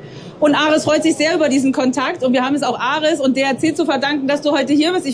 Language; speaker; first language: German; native; German